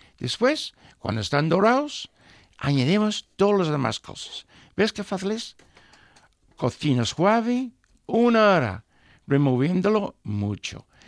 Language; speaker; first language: Spanish; non-native, fluent; English